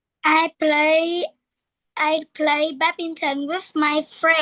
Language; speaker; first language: English; non-native, learner; Vietnamese